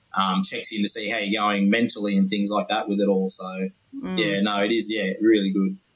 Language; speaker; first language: English; native; English